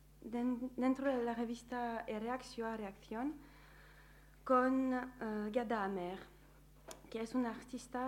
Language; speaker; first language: Spanish; non-native, learner; French